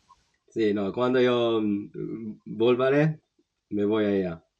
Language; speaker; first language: Spanish; non-native, learner; English